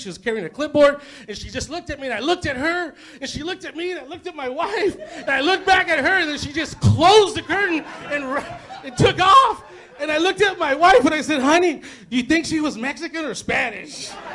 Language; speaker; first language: English; native; English